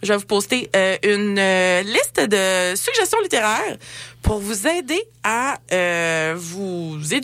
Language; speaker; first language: French; native; French